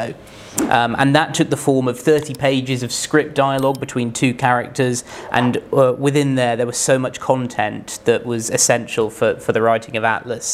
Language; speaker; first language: English; native; English